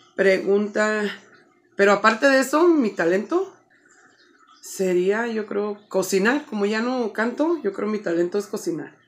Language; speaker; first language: Spanish; early bilingual, heritage; Spanish